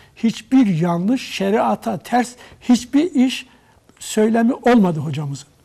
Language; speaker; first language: Turkish; native; Turkish